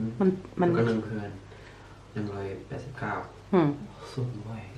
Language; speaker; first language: Thai; early bilingual, heritage; Thai